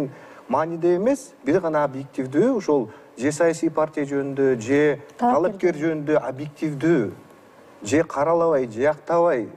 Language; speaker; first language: Kyrgyz; native; Kyrgyz